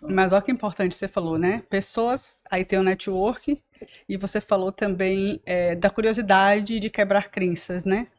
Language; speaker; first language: Portuguese; native; Portuguese